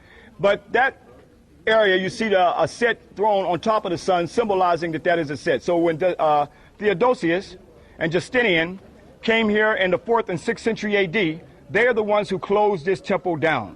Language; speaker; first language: English; native; English